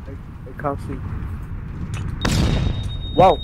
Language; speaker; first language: English; non-native, learner; Chinese